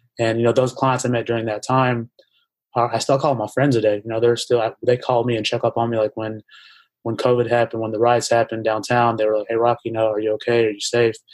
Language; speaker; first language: English; native; English